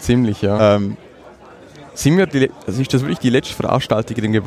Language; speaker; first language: German; native; German